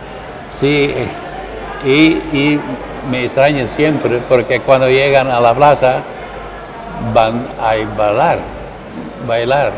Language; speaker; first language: Spanish; non-native, learner; Dutch